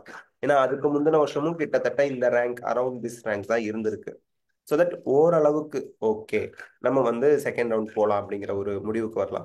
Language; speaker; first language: Tamil; native; Tamil